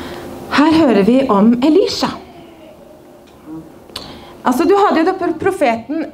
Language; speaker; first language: Norwegian; native; Norwegian